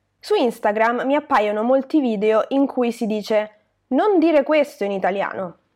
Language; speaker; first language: Italian; native; Italian